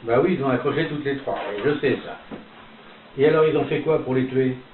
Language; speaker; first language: French; native; French